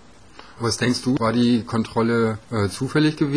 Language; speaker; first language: German; native; German